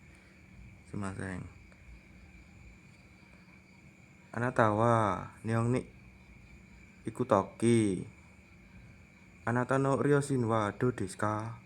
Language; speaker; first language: Japanese; non-native, fluent; Indonesian